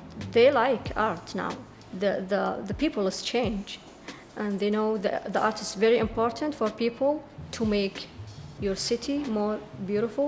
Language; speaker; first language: English; non-native, learner; Arabic